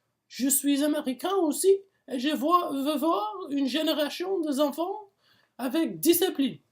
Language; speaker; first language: French; non-native, learner; English